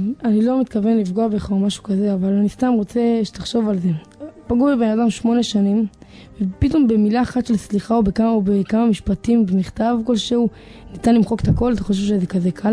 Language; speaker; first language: Hebrew; native; Hebrew